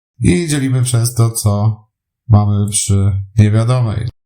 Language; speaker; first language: Polish; native; Polish